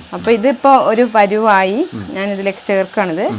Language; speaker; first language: Malayalam; non-native, local second language; Kannada